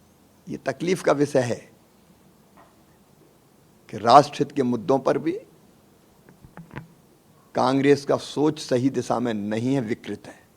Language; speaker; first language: Hindi; native; Hindi